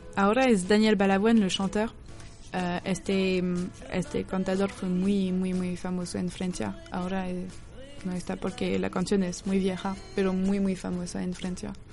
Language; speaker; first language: Spanish; non-native, fluent; French